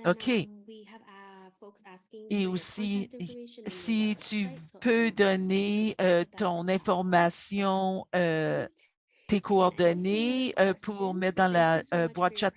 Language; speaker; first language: French; non-native, fluent; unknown